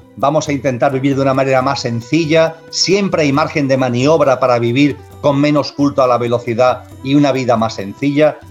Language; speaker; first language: Spanish; native; Spanish